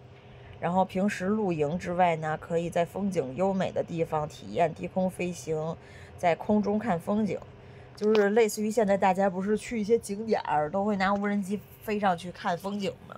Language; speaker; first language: Chinese; native; Chinese